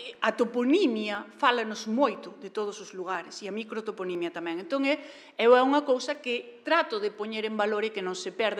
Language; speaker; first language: Galician; native; Galician